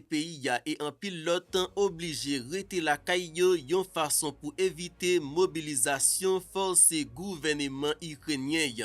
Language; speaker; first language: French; non-native, local second language; Haitian Creole